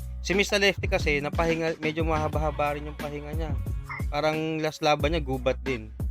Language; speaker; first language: Filipino; non-native, local second language; Cebuano